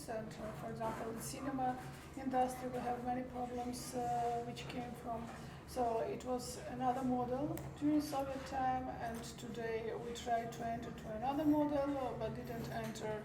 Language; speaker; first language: English; non-native, learner; Armenian